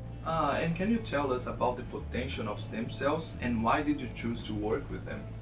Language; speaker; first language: English; non-native, fluent; Portuguese